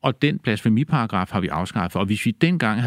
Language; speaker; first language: Danish; native; Danish